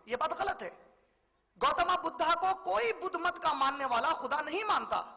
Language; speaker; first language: Urdu; native; Urdu